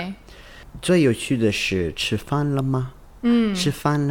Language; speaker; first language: Chinese; non-native, learner; English